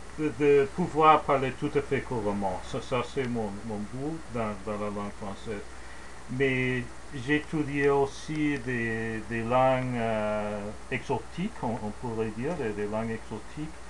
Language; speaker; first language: French; non-native, learner; English